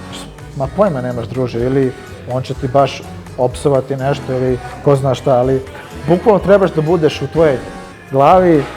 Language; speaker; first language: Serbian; early bilingual, heritage; Serbian